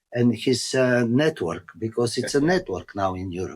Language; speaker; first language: English; non-native, learner; Bulgarian